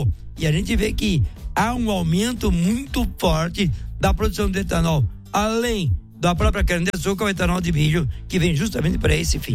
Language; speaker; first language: Portuguese; native; Portuguese